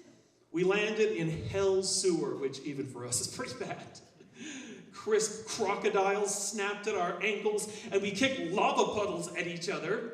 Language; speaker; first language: English; native; English